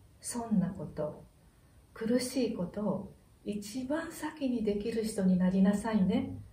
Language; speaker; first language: Japanese; native; Japanese